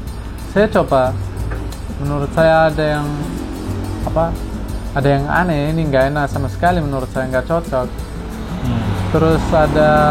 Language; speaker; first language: Indonesian; non-native, fluent; Arabic